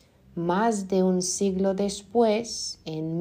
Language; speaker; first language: Spanish; non-native, fluent; Lithuanian